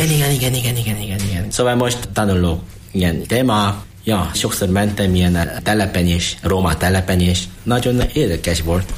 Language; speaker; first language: Hungarian; non-native, learner; Korean